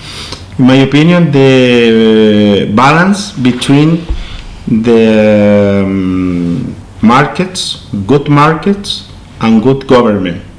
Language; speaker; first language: English; non-native, learner; Spanish